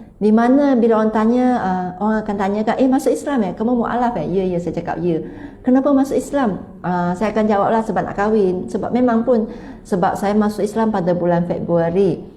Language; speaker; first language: Malay; non-native, local second language; Chinese